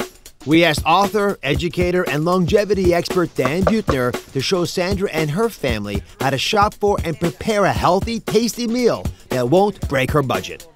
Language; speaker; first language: English; native; English